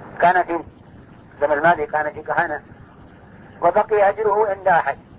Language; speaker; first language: Arabic; non-native, fluent; Urdu